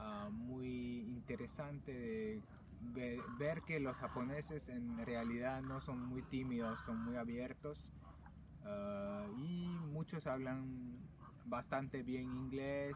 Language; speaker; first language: Spanish; non-native, fluent; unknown